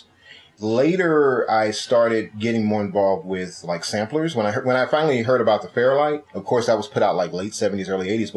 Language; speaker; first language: English; native; English